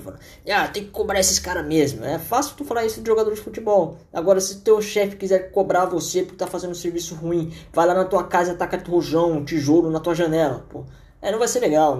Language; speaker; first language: Portuguese; native; Portuguese